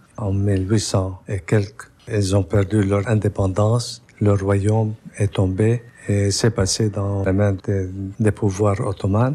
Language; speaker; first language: French; non-native, local second language; Armenian